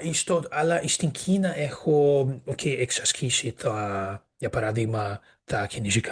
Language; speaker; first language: Greek; non-native, fluent; Portuguese